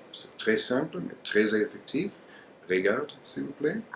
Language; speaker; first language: French; non-native, learner; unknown